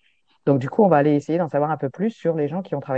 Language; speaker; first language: French; native; French